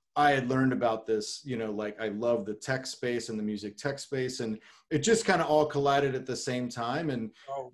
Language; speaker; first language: English; native; English